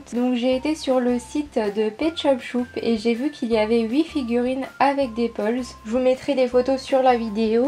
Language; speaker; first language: French; native; French